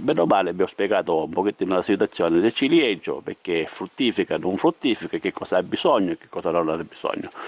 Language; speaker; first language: Italian; native; Italian